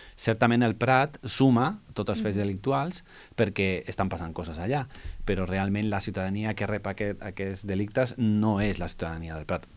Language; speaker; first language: Catalan; non-native, local second language; Spanish